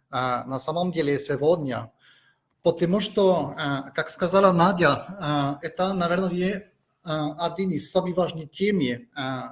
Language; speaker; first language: Russian; non-native, fluent; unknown